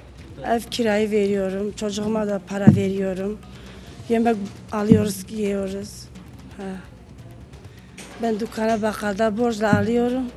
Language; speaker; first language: Turkish; non-native, local second language; Kurdish